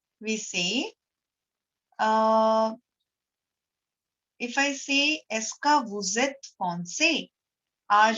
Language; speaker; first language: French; non-native, learner; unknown